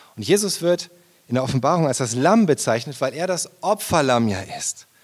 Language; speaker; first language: German; native; German